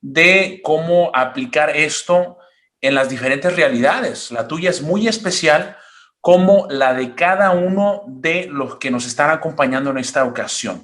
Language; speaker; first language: Spanish; native; Spanish